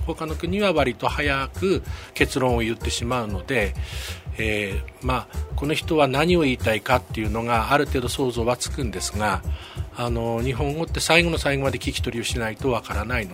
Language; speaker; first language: Japanese; native; Japanese